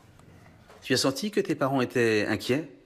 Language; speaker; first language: French; native; French